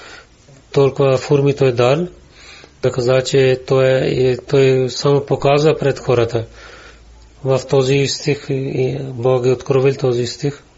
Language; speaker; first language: Bulgarian; non-native, learner; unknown